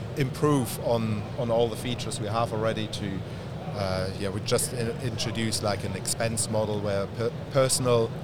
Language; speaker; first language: English; non-native, fluent; German